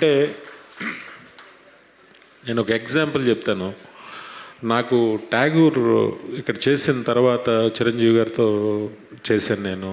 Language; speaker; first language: Telugu; native; Telugu